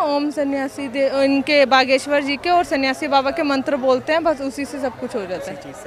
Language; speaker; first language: Hindi; native; Hindi